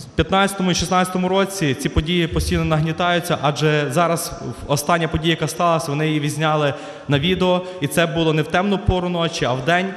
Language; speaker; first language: Ukrainian; native; Ukrainian